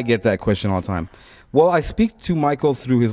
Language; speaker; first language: English; native; English